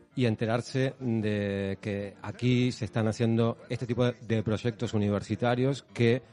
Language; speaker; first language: Spanish; native; Spanish